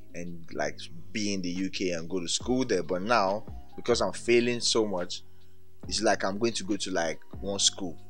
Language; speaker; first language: English; non-native, local second language; Yoruba